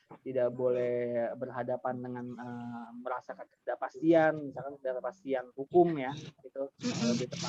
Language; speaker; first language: Indonesian; native; Indonesian